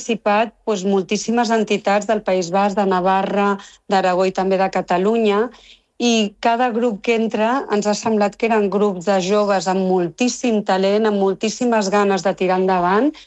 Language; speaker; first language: Catalan; non-native, local second language; Spanish